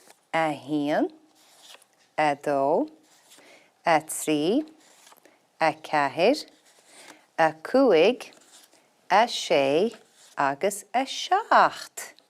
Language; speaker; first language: Irish; native; Irish